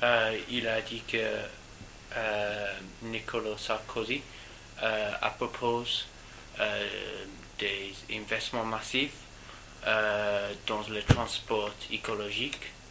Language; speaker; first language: French; non-native, learner; English